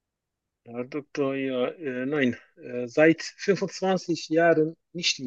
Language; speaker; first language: German; non-native, learner; Turkish